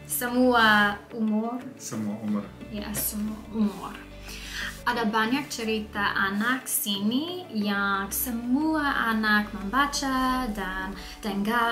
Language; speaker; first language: Indonesian; non-native, learner; English